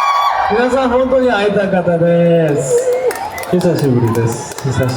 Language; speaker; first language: Japanese; non-native, learner; Korean